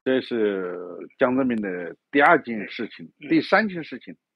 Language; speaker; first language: Chinese; native; Chinese